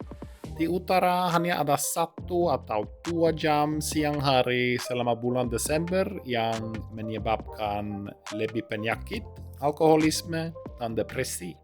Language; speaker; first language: Indonesian; non-native, fluent; Norwegian